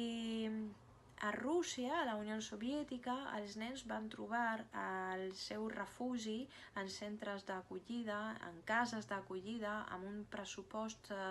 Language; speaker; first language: Catalan; non-native, fluent; Russian